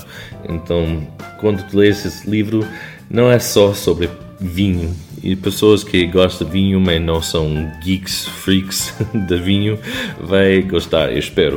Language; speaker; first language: Portuguese; non-native, fluent; English